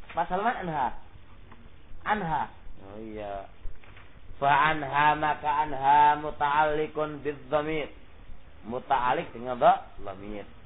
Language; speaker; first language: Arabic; non-native, fluent; Indonesian